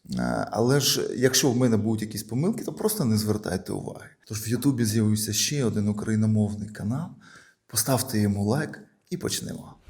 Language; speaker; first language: Ukrainian; non-native, local second language; Russian